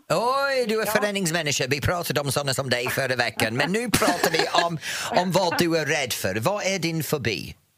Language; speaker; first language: Swedish; non-native, fluent; English